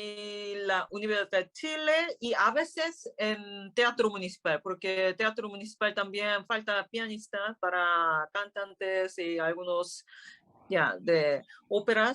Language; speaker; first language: Spanish; non-native, learner; Korean